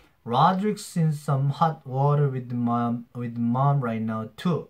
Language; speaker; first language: English; non-native, fluent; Korean